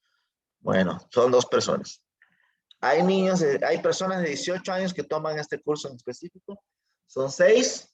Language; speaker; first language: Spanish; native; Spanish